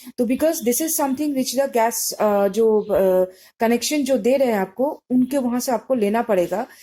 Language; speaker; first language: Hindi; non-native, local second language; Bangla